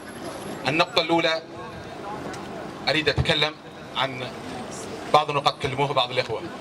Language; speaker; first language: Arabic; native; Arabic